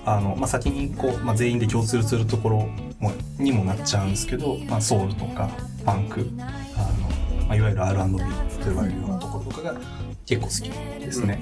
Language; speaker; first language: Japanese; native; Japanese